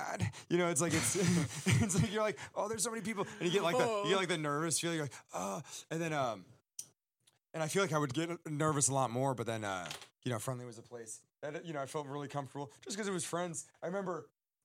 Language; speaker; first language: English; native; English